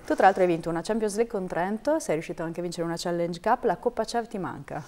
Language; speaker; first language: Italian; native; Italian